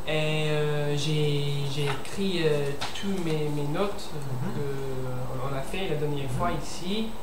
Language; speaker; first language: French; non-native, learner; English